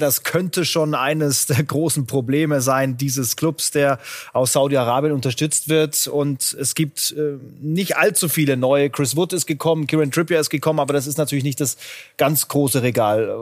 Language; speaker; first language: German; native; German